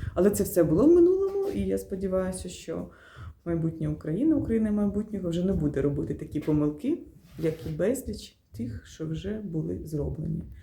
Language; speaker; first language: Ukrainian; native; Ukrainian